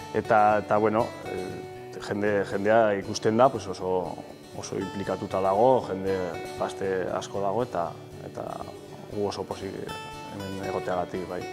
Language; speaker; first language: Basque; non-native, local second language; Spanish